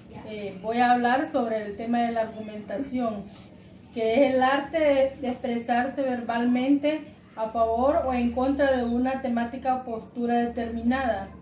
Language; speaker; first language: Spanish; native; Spanish